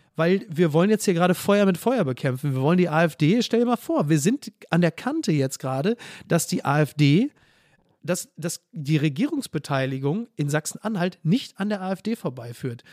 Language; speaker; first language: German; native; German